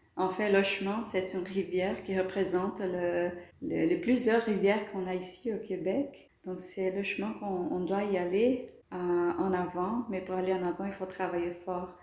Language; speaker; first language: French; non-native, fluent; Portuguese